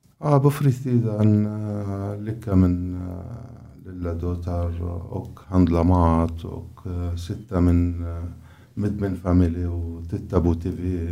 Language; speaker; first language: Swedish; non-native, learner; Arabic